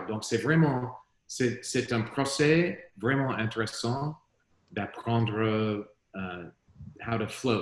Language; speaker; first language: French; non-native, learner; English